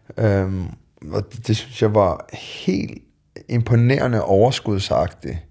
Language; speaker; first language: Danish; native; Danish